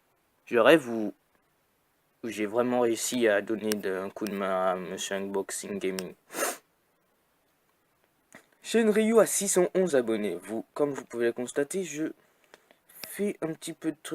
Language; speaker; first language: French; native; French